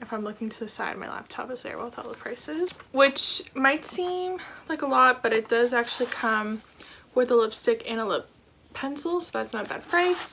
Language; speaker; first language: English; native; English